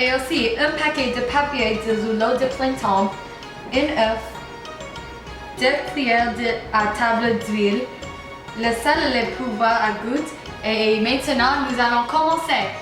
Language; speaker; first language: French; non-native, learner; English